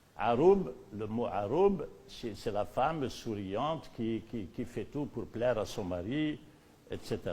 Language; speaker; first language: French; non-native, local second language; Berber languages